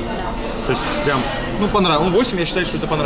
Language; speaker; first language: Russian; native; Russian